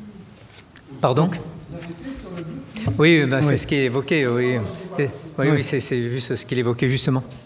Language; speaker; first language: French; native; French